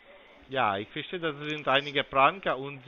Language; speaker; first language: German; non-native, fluent; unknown